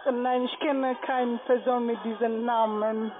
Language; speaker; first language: German; non-native, learner; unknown